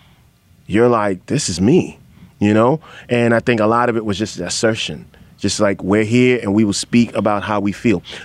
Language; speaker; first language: English; non-native, local second language; Akan